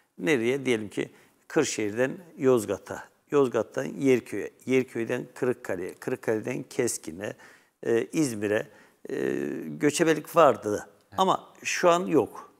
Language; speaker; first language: Turkish; native; Turkish